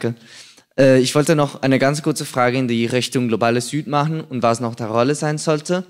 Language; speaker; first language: German; non-native, fluent; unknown